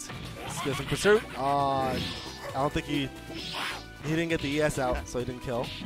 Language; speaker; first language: English; native; English